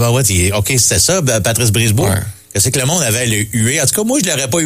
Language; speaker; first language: French; native; French